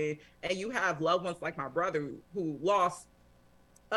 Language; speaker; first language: English; native; English